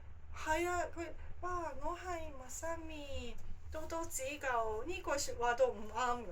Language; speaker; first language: Cantonese; non-native, fluent; Japanese